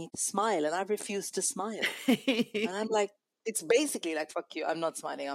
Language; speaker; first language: English; non-native, local second language; Malayalam